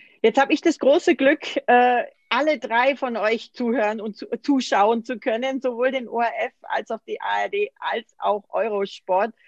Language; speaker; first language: German; native; German